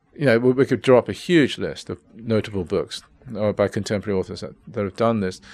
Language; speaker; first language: English; native; English